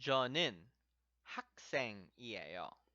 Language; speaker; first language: Korean; non-native, learner; English